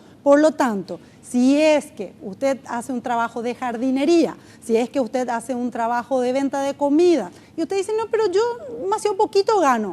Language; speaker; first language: Spanish; native; Spanish